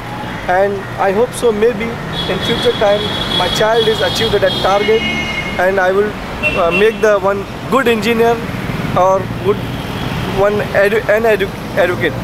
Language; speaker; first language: English; non-native, learner; Marathi